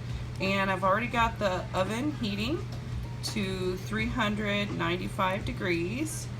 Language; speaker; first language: English; native; English